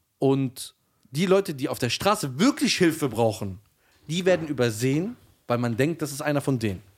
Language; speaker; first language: German; early bilingual, other home language; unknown